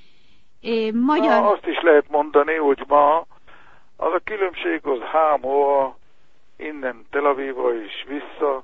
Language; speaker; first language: Hungarian; non-native, learner; Hebrew